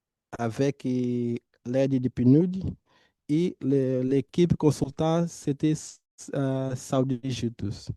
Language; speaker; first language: French; non-native, fluent; Portuguese